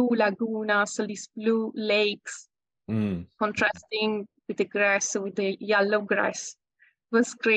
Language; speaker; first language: English; non-native, fluent; Italian